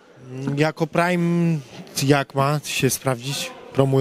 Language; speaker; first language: Polish; native; Polish